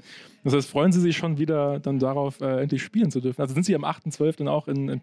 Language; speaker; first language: German; native; German